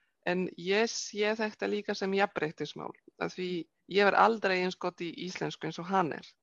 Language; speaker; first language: Icelandic; non-native, fluent; Polish